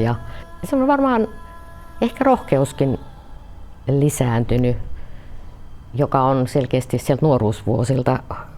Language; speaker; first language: Finnish; native; Finnish